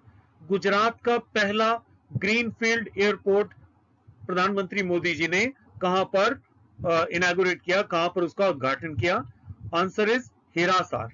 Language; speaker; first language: Hindi; native; Hindi